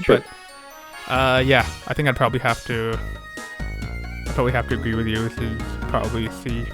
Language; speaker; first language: English; native; English